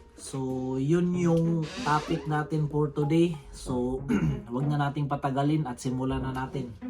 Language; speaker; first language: Filipino; non-native, local second language; Cebuano